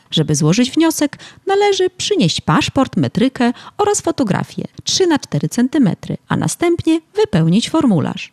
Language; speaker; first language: Polish; early bilingual, heritage; Polish